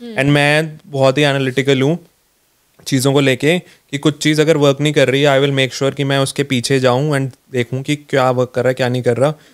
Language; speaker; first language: Hindi; native; Hindi